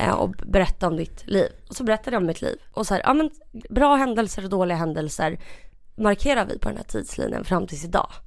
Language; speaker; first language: Swedish; early bilingual, other home language; Russian